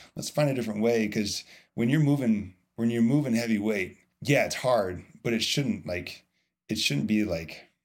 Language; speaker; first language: English; native; English